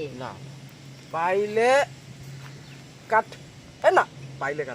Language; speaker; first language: Hindi; non-native, learner; Bangla